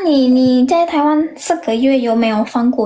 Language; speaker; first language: Chinese; non-native, learner; Indonesian